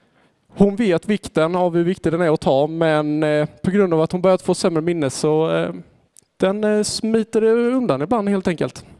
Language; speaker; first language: Swedish; native; Swedish